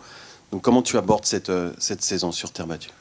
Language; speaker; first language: French; native; French